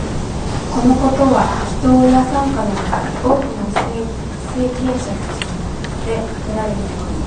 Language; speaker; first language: Japanese; native; Japanese